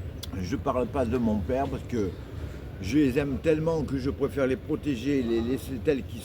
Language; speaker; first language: French; native; French